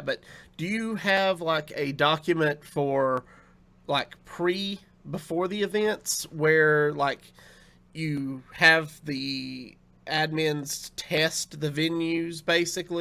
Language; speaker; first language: English; native; English